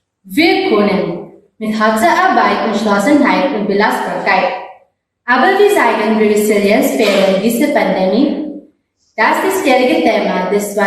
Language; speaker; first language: German; non-native, learner; Filipino